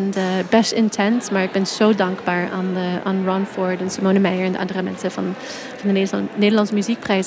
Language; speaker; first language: Dutch; non-native, fluent; English